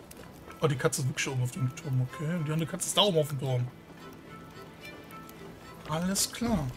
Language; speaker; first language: German; native; German